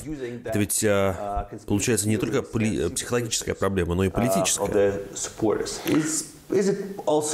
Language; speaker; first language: Russian; native; Russian